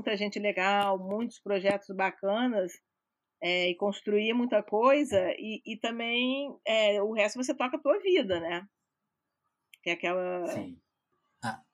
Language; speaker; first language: Portuguese; native; Portuguese